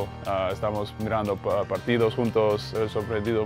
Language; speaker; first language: Spanish; non-native, fluent; Croatian